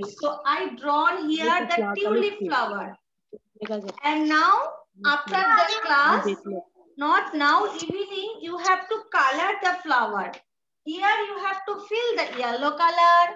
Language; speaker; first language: English; non-native, learner; Bangla